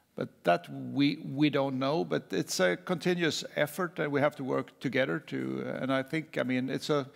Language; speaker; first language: English; non-native, fluent; Swedish